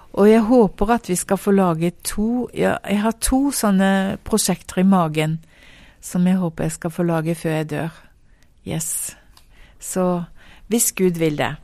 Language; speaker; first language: Norwegian; early bilingual, heritage; Norwegian